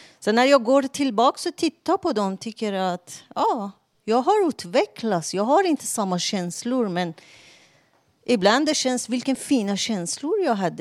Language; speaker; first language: Swedish; non-native, fluent; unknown